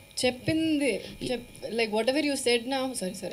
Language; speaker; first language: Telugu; non-native, fluent; Malayalam